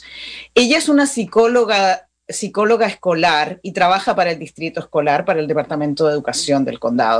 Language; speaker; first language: Spanish; native; Spanish